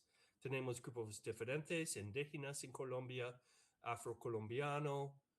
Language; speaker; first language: Spanish; non-native, fluent; English